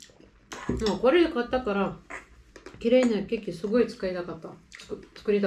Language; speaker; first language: Japanese; non-native, learner; Russian